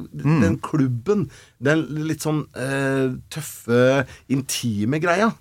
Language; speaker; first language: Norwegian; native; Norwegian